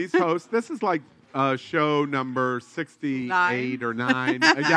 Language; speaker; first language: English; native; English